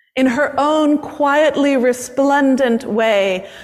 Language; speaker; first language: English; native; English